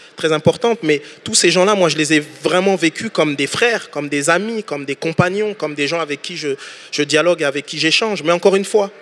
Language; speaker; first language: French; native; French